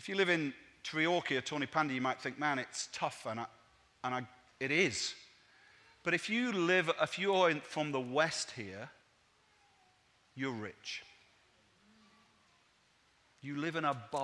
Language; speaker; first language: English; native; English